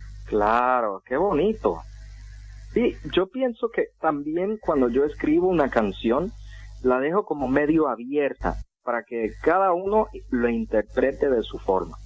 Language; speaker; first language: Spanish; non-native, fluent; English